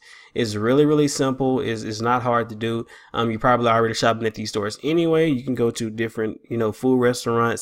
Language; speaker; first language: English; native; English